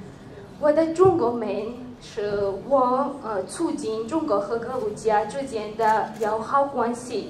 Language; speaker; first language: Chinese; non-native, learner; Georgian